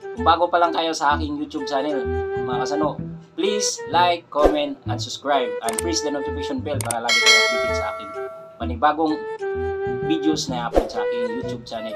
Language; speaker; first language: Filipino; non-native, local second language; Cebuano